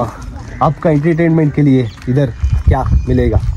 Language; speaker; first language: Hindi; non-native, local second language; Kannada